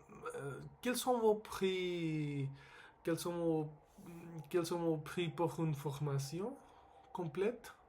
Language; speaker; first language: French; non-native, learner; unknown